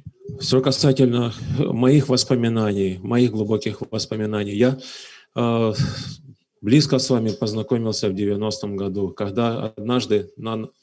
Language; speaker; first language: Russian; native; Russian